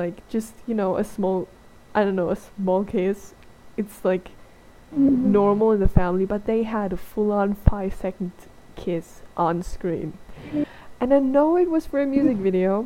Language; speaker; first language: English; non-native, fluent; German